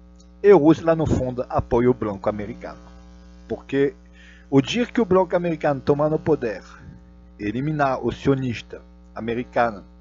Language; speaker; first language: Portuguese; non-native, fluent; Russian